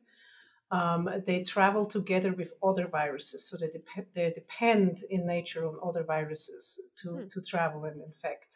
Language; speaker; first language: English; non-native, fluent; German